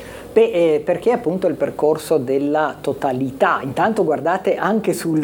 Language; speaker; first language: Italian; native; Italian